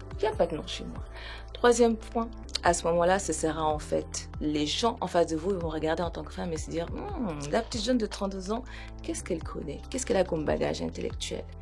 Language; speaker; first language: French; non-native, local second language; Wolof